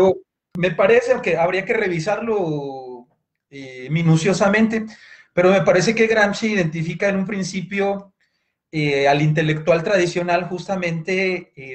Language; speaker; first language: Spanish; native; Spanish